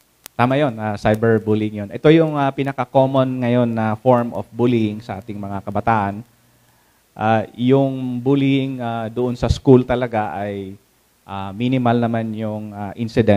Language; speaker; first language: Filipino; native; Filipino